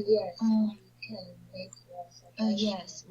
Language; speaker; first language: English; non-native, learner; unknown